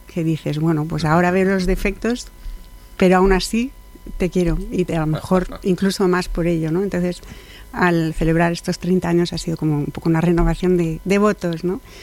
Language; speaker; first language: Spanish; non-native, fluent; French